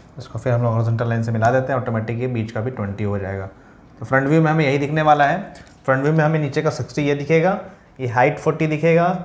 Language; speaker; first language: Hindi; native; Hindi